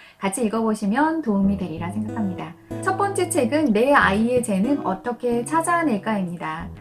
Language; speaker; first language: Korean; native; Korean